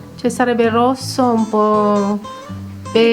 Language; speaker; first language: Italian; non-native, learner; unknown